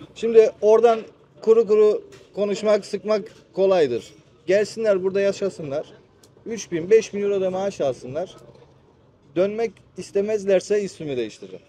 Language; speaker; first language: Turkish; early bilingual, heritage; Turkish